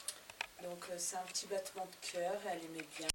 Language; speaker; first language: French; native; French